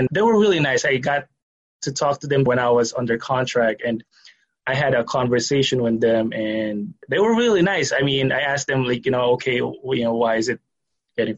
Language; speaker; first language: English; non-native, local second language; Filipino